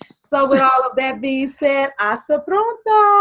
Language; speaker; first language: English; native; English